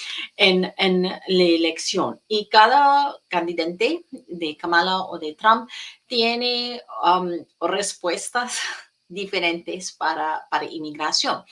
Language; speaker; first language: Spanish; non-native, fluent; English